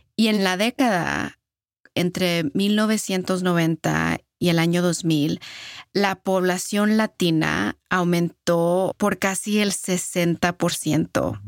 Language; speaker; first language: Spanish; early bilingual, heritage; Spanish